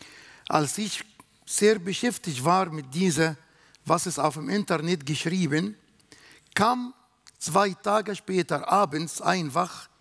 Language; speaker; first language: German; non-native, learner; Arabic